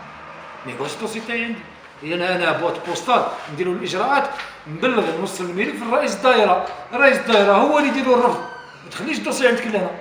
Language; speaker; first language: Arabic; native; Arabic